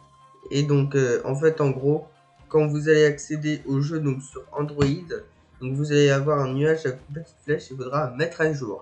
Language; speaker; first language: French; native; French